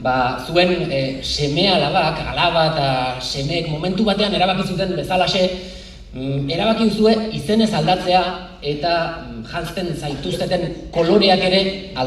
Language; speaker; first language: Basque; native; Basque